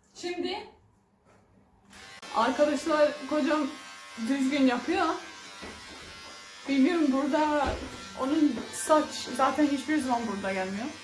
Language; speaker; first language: Turkish; non-native, learner; English